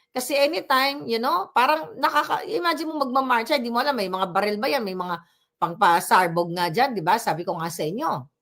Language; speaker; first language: Filipino; non-native, local second language; Cebuano